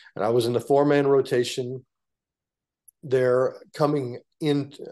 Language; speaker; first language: English; native; English